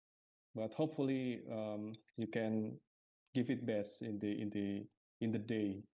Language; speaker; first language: English; non-native, fluent; Indonesian